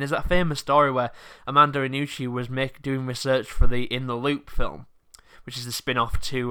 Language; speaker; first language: English; native; English